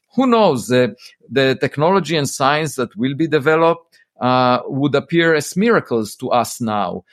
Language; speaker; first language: English; non-native, fluent; Hebrew